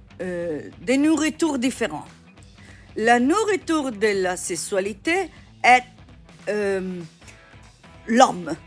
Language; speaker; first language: French; non-native, learner; Italian